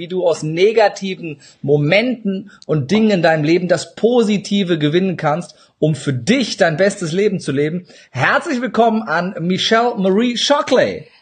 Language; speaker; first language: German; native; German